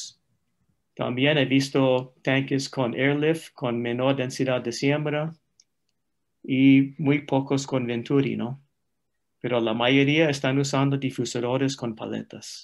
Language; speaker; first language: Spanish; non-native, fluent; English